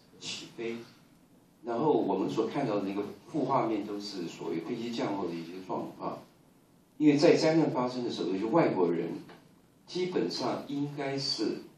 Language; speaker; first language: Chinese; native; Chinese